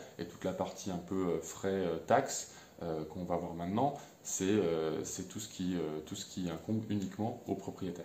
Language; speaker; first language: French; native; French